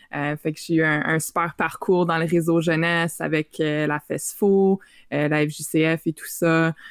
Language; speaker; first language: French; native; French